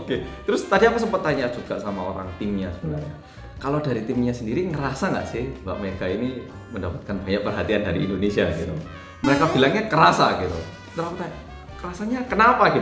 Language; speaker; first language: Indonesian; native; Indonesian